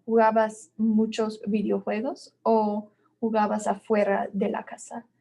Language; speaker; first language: Spanish; non-native, fluent; English